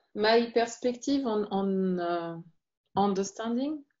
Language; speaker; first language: English; non-native, fluent; French